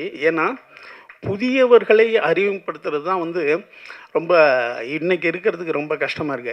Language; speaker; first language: Tamil; native; Tamil